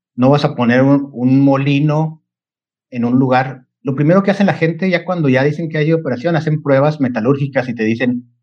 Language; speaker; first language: Spanish; native; Spanish